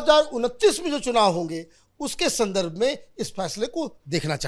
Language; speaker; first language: Hindi; native; Hindi